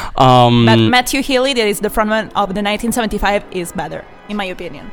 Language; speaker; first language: English; non-native, fluent; Italian